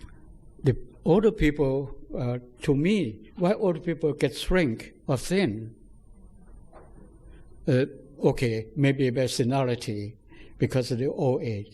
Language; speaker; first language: English; non-native, fluent; Thai